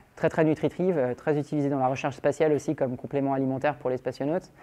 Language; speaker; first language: French; native; French